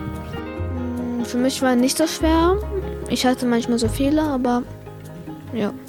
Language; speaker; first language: German; non-native, learner; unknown